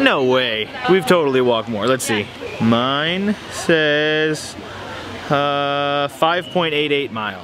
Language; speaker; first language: English; native; English